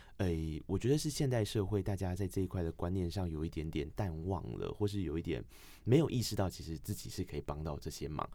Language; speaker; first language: Chinese; native; Chinese